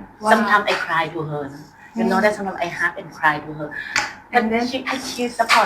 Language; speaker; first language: English; non-native, fluent; Thai